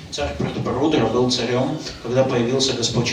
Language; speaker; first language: Russian; native; Russian